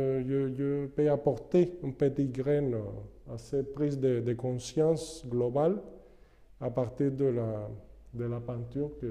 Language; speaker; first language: French; non-native, fluent; Spanish